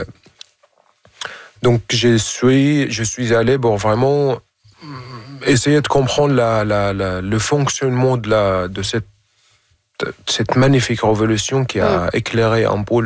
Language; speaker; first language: French; non-native, fluent; Arabic